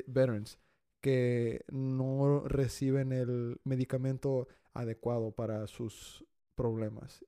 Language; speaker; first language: Spanish; early bilingual, heritage; Spanish